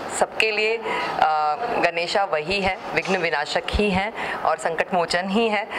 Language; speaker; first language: Hindi; non-native, local second language; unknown